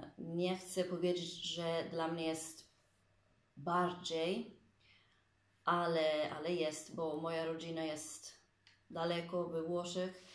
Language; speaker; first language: Polish; non-native, learner; Italian